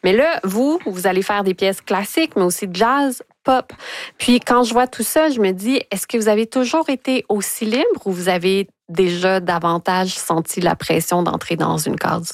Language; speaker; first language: French; native; French